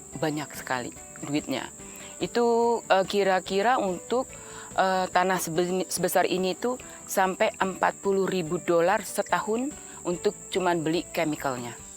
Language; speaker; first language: Indonesian; native; Indonesian